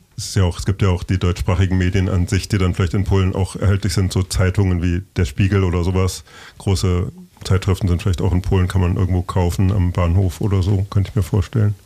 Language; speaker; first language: German; native; German